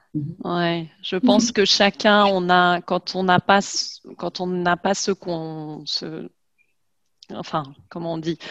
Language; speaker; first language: French; native; French